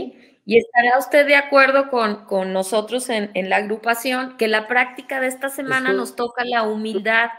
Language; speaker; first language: Spanish; native; Spanish